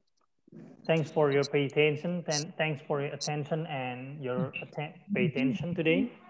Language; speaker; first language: English; non-native, learner; Indonesian